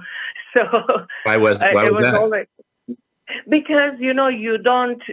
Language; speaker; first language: English; non-native, fluent; Serbian